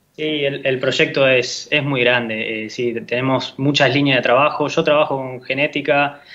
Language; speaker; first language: Spanish; native; Spanish